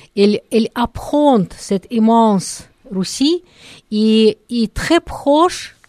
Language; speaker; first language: French; non-native, learner; Russian